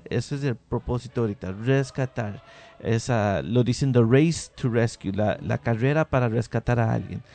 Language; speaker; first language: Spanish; early bilingual, heritage; Spanish